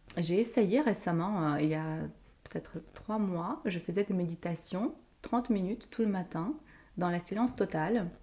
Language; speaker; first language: French; non-native, fluent; Ukrainian